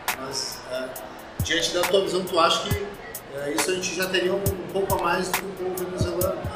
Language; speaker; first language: Portuguese; native; Portuguese